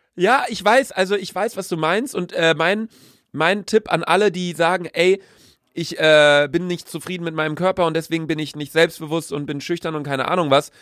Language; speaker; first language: German; native; German